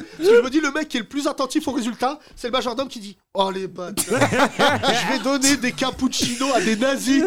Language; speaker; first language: French; early bilingual, other home language; Arabic